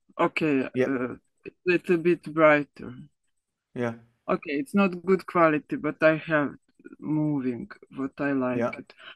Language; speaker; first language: English; non-native, learner; Serbian